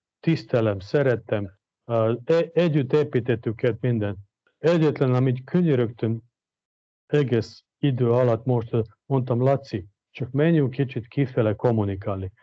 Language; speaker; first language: Hungarian; non-native, fluent; Serbian